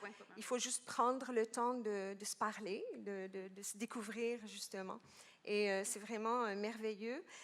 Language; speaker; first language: French; non-native, local second language; Arabic